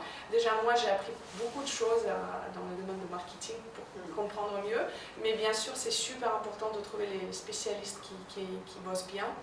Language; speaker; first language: French; non-native, fluent; Russian